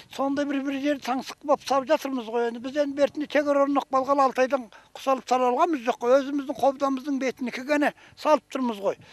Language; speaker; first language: Kazakh; native; Kazakh